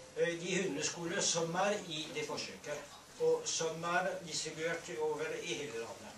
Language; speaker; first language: Norwegian; non-native, fluent; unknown